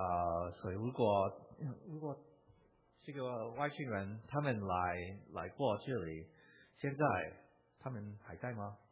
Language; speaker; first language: Chinese; non-native, fluent; English